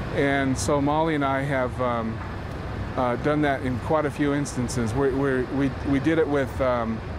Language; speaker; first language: English; native; English